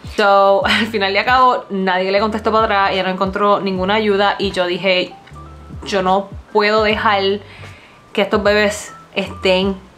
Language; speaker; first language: Spanish; native; Spanish